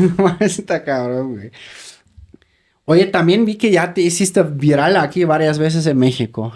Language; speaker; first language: Spanish; native; Spanish